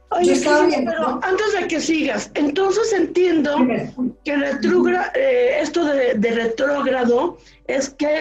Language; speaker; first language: Spanish; native; Spanish